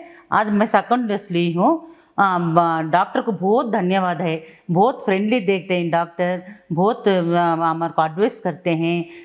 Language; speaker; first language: Hindi; non-native, local second language; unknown